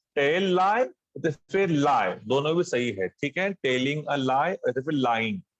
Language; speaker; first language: Hindi; non-native, local second language; Marathi